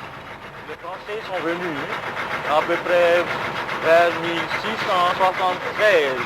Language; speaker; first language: French; non-native, fluent; Bangla